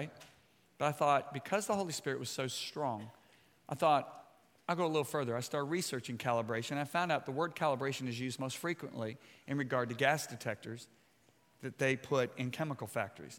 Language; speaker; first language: English; native; English